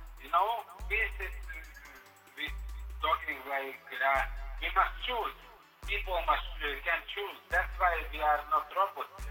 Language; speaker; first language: English; non-native, learner; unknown